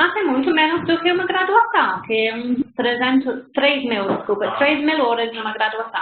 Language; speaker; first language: Portuguese; non-native, fluent; English